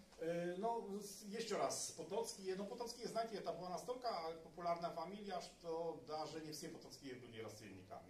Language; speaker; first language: Polish; non-native, learner; Russian